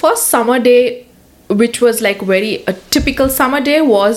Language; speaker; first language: English; non-native, local second language; Hindi